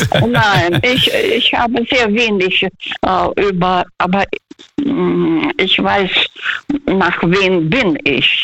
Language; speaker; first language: German; non-native, fluent; Russian